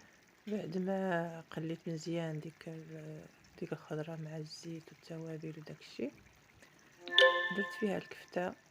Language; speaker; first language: Arabic; native; Arabic